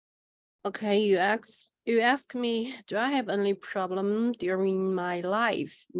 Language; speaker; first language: English; non-native, learner; Chinese